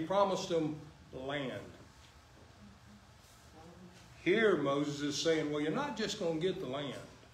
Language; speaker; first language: English; native; English